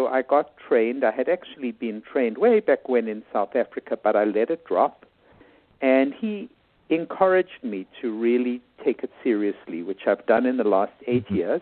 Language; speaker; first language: English; native; English